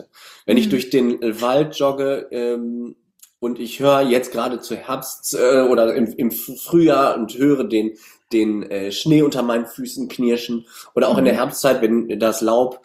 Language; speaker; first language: German; native; German